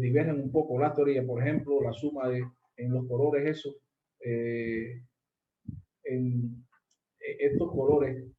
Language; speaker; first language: Spanish; native; Spanish